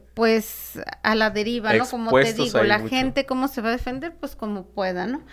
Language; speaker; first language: Spanish; native; Spanish